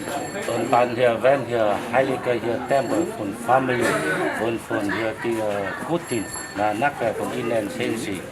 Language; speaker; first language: German; non-native, learner; Vietnamese